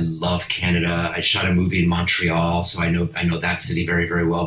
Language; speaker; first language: English; non-native, fluent; Italian